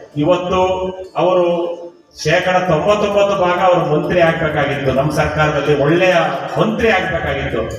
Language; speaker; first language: Kannada; native; Kannada